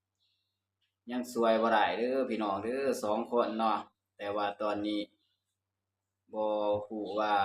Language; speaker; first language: Thai; non-native, local second language; Lao